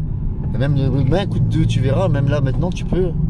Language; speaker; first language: French; native; French